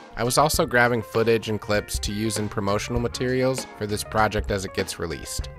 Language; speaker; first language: English; native; English